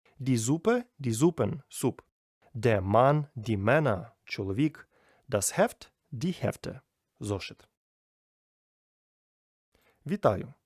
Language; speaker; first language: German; non-native, fluent; Ukrainian